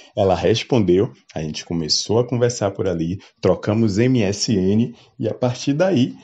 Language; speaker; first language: Portuguese; native; Portuguese